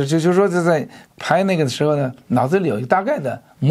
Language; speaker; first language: Chinese; native; Chinese